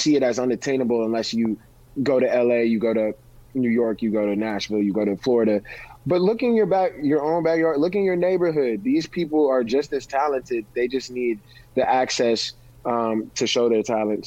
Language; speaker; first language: English; native; English